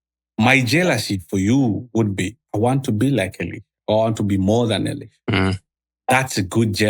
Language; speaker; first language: English; non-native, local second language; Swahili